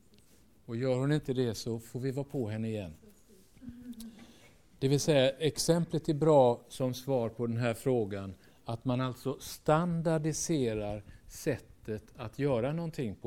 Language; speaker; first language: Swedish; native; Swedish